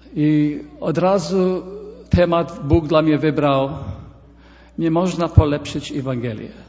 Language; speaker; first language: Polish; early bilingual, heritage; Polish